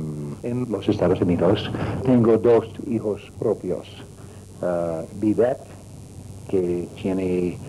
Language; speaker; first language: Spanish; non-native, learner; English